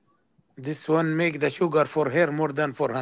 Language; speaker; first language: English; non-native, learner; Arabic